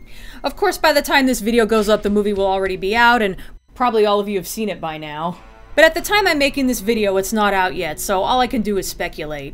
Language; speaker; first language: English; native; English